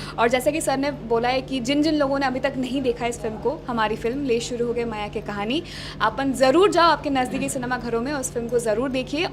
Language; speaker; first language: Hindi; non-native, local second language; Bangla